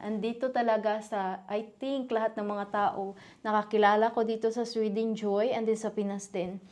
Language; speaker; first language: Filipino; non-native, local second language; Cebuano